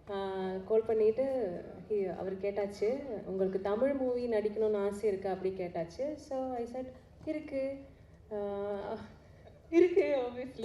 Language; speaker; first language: Tamil; non-native, learner; Malayalam